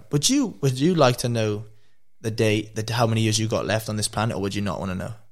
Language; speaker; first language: English; native; English